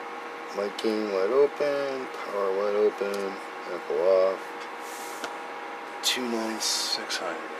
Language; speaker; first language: English; native; English